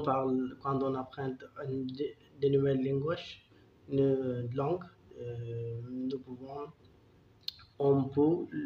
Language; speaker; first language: French; non-native, learner; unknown